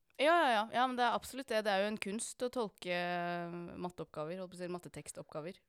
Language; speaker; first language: Norwegian; native; Norwegian